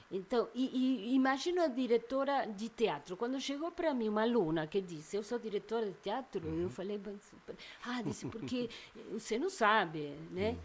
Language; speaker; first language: Portuguese; non-native, fluent; Spanish